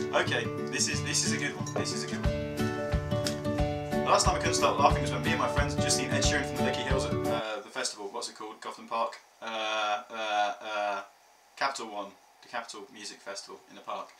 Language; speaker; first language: English; native; English